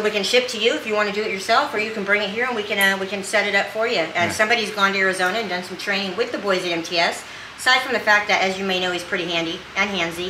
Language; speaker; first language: English; native; English